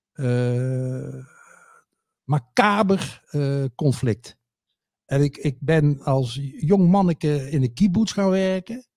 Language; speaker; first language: Dutch; native; Dutch